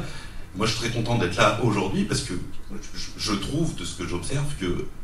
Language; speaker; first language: French; native; French